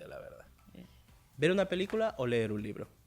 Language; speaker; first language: Spanish; early bilingual, other home language; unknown